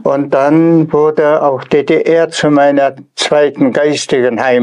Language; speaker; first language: German; non-native, fluent; Tuvinian